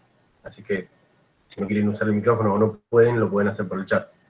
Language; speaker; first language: Spanish; native; Spanish